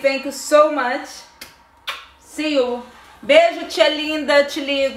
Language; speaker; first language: English; non-native, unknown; Portuguese